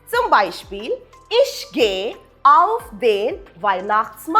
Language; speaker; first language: German; non-native, fluent; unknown